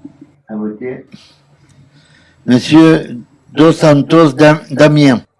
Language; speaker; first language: French; native; French